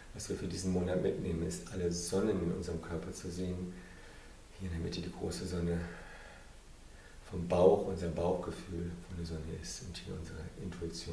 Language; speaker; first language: German; non-native, fluent; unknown